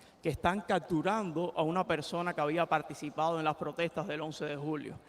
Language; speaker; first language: Spanish; native; Spanish